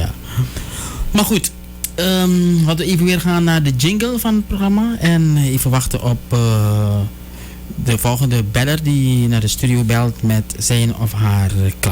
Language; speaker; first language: Dutch; native; Dutch